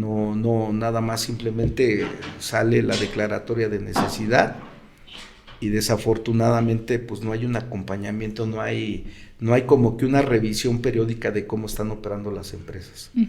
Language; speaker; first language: Spanish; native; Spanish